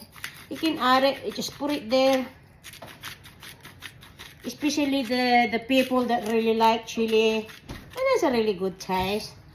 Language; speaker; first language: English; non-native, learner; Filipino